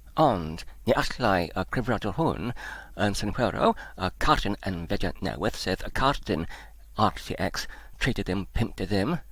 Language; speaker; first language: Welsh; non-native, local second language; English